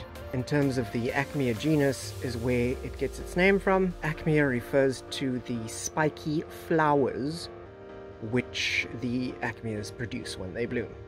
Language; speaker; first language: English; native; English